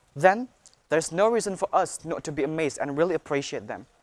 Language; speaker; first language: English; non-native, learner; Indonesian